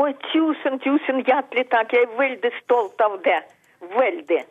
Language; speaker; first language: Norwegian; non-native, fluent; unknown